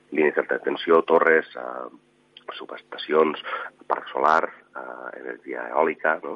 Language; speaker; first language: Catalan; native; Catalan